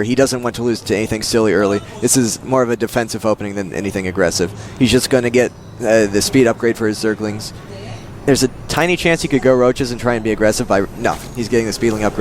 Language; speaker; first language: English; native; English